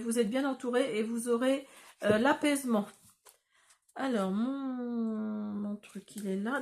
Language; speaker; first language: French; native; French